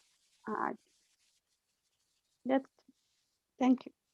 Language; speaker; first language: English; non-native, learner; Spanish